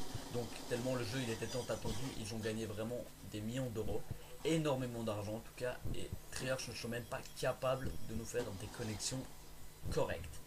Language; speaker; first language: French; native; French